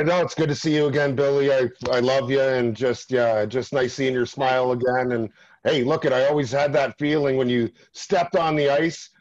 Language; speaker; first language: English; native; English